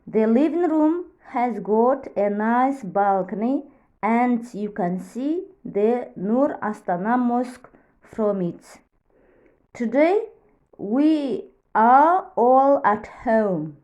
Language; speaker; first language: English; non-native, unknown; Kazakh